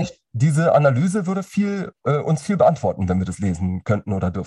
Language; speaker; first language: German; native; German